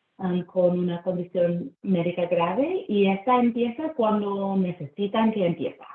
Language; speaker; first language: Spanish; early bilingual, heritage; Spanish